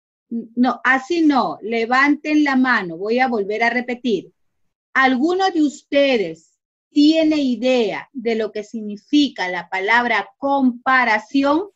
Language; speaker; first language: Spanish; native; Spanish